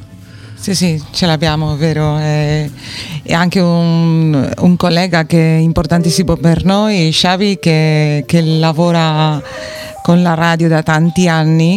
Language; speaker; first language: Italian; non-native, fluent; Spanish